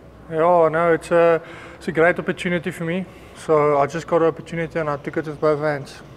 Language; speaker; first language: English; non-native, local second language; Afrikaans